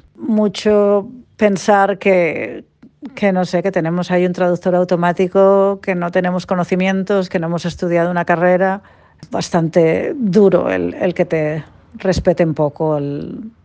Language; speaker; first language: Spanish; native; Spanish